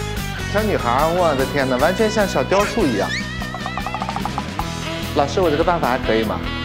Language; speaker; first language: Chinese; native; Chinese